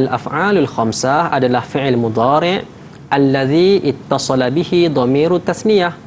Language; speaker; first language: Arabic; non-native, fluent; Malay